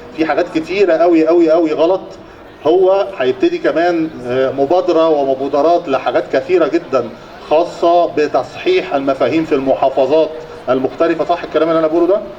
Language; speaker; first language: Egyptian Arabic; native; Egyptian Arabic